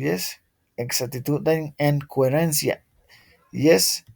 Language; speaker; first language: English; non-native, learner; Spanish